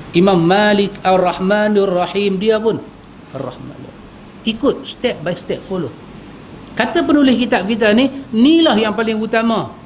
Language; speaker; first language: Malay; native; Malay